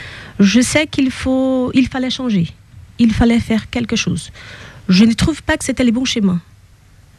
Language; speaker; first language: French; non-native, fluent; Portuguese